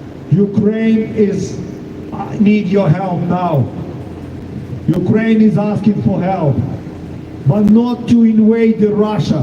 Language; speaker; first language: English; non-native, fluent; Ukrainian